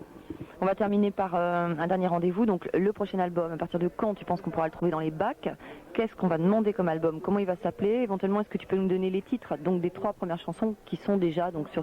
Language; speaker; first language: French; native; French